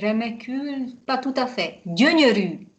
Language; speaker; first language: French; non-native, fluent; Hungarian